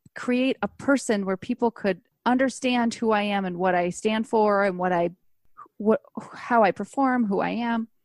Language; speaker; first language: English; native; English